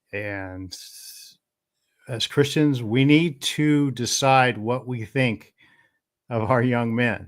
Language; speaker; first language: English; native; English